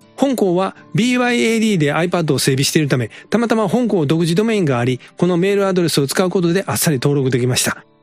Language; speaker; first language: Japanese; native; Japanese